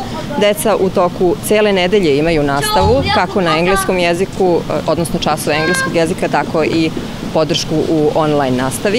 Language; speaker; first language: Serbian; native; Serbian